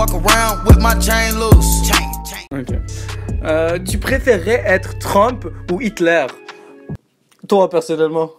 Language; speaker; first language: French; native; French